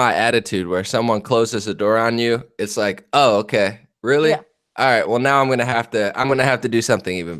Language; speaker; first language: English; native; English